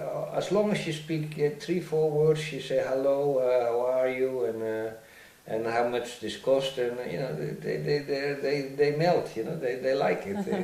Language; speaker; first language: English; non-native, fluent; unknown